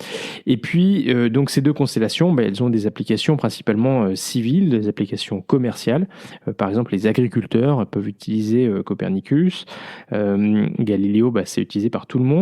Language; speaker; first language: French; native; French